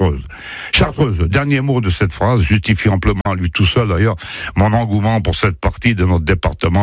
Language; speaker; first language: French; native; French